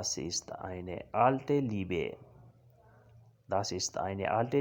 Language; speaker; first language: German; non-native, learner; Urdu